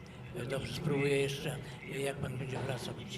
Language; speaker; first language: Polish; native; Polish